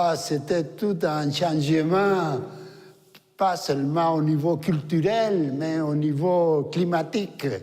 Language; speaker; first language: French; non-native, fluent; Spanish